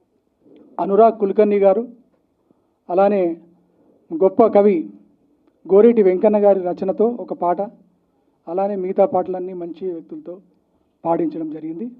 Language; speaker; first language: Telugu; native; Telugu